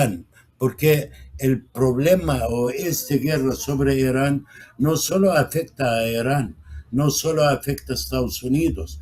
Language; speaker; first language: Spanish; non-native, fluent; Arabic